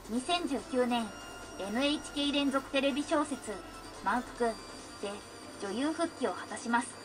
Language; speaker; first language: Japanese; native; Japanese